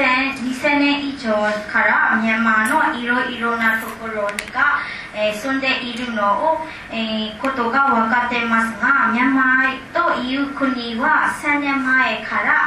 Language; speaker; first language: Japanese; non-native, learner; Burmese